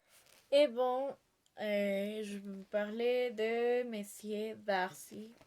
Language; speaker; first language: French; non-native, learner; Spanish